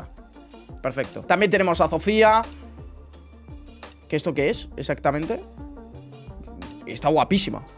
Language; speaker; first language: Spanish; native; Spanish